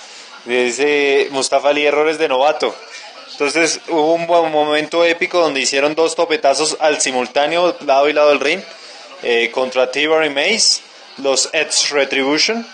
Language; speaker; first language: Spanish; native; Spanish